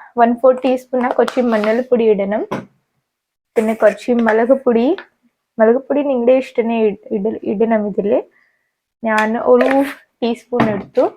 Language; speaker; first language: Malayalam; non-native, learner; Hindi